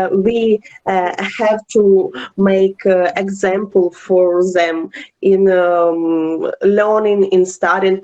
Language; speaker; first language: English; non-native, learner; Ukrainian